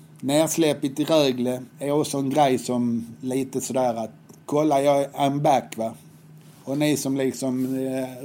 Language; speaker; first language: Swedish; native; Swedish